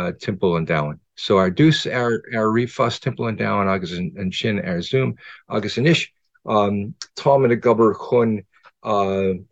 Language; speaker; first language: Irish; non-native, fluent; English